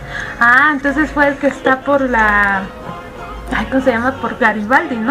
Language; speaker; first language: Spanish; native; Spanish